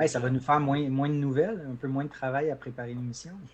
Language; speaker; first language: French; native; French